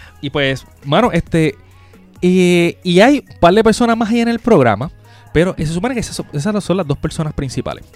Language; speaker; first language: Spanish; native; Spanish